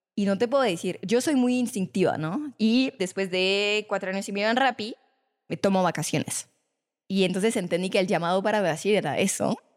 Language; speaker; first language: Spanish; non-native, fluent; French